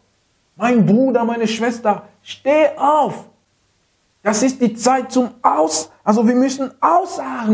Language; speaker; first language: German; non-native, fluent; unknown